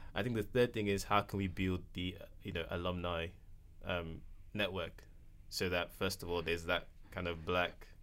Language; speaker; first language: English; non-native, local second language; Yoruba